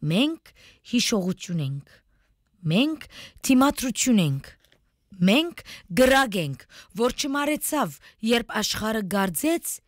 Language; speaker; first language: Armenian; native; Armenian